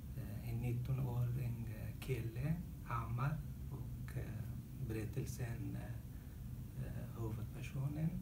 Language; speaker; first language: Swedish; non-native, learner; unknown